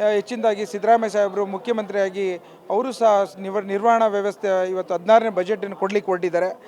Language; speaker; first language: Kannada; native; Kannada